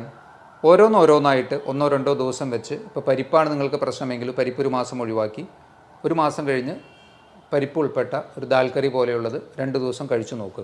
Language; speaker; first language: Malayalam; native; Malayalam